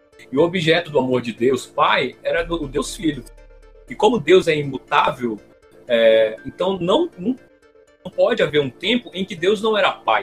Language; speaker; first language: Portuguese; native; Portuguese